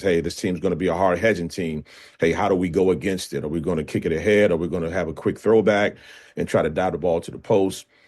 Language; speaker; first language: English; native; English